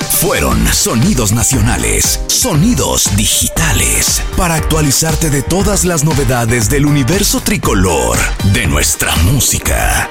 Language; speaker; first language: Spanish; native; Spanish